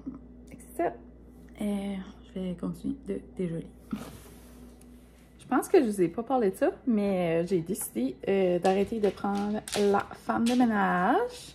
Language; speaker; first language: French; native; French